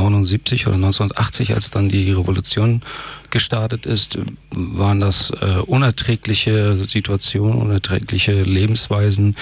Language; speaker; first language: German; early bilingual, other home language; Persian